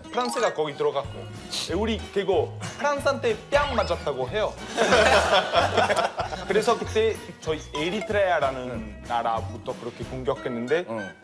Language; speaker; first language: Korean; non-native, fluent; Italian